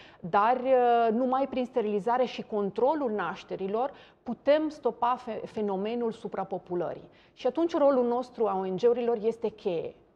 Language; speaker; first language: Romanian; non-native, fluent; Italian